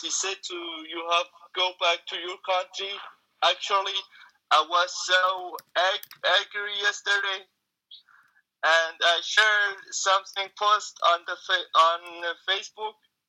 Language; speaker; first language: English; non-native, learner; Kurdish